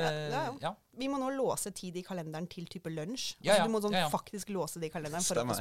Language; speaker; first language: Norwegian; native; Norwegian